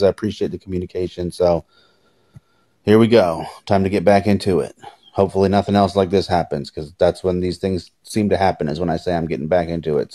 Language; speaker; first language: English; native; English